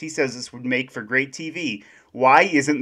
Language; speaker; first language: English; native; English